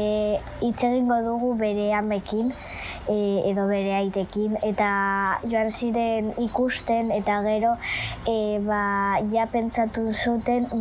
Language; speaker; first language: Basque; non-native, local second language; Spanish